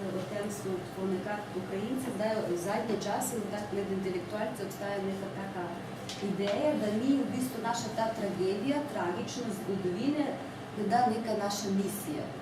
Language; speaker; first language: Slovenian; non-native, fluent; Ukrainian